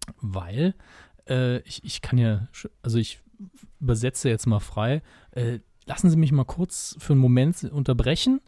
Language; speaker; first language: German; native; German